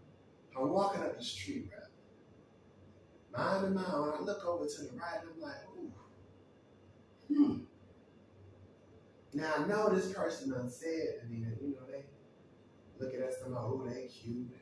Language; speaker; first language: English; native; English